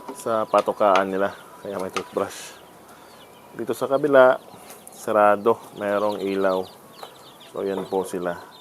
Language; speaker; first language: Filipino; non-native, local second language; Cebuano